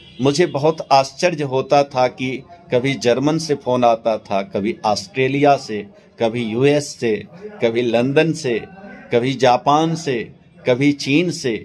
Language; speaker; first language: Hindi; non-native, local second language; Maithili